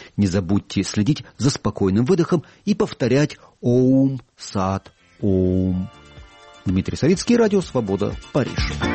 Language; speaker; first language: Russian; native; Russian